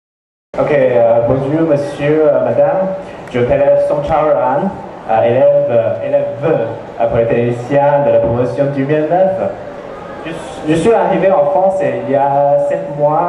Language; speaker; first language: French; non-native, learner; Chinese